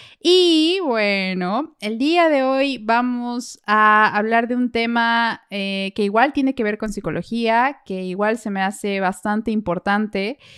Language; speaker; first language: Spanish; native; Spanish